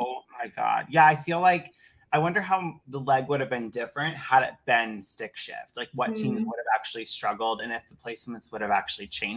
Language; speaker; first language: English; native; English